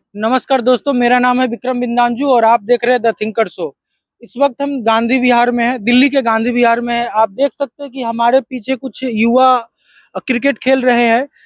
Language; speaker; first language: Hindi; native; Hindi